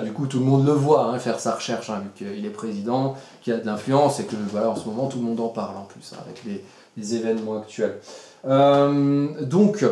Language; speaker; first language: French; native; French